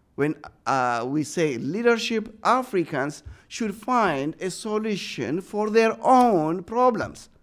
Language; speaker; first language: English; non-native, fluent; Amharic